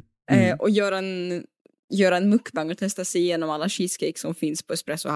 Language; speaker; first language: Swedish; native; Swedish